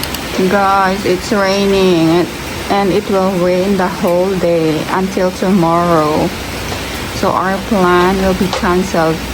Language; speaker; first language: English; non-native, local second language; Cebuano